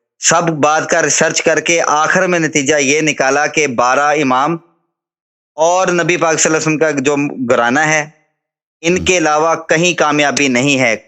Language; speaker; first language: Urdu; non-native, local second language; Punjabi